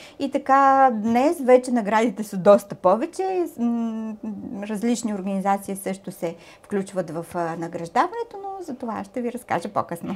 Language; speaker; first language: Bulgarian; native; Bulgarian